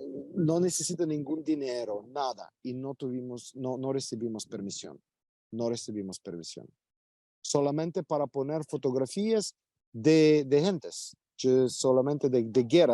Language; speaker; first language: Spanish; non-native, fluent; Ukrainian